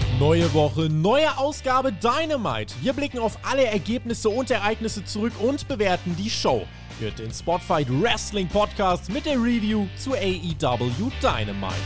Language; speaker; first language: German; native; German